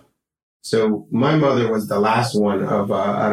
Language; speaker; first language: English; non-native, fluent; Spanish